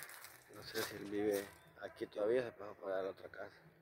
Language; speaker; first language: Spanish; native; Spanish